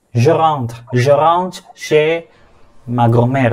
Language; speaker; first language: French; non-native, fluent; Indonesian